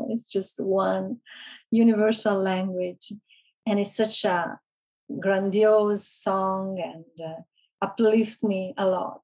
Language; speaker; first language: English; non-native, fluent; Italian